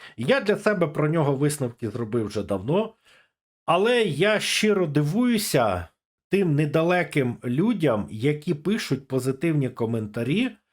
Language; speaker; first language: Ukrainian; native; Ukrainian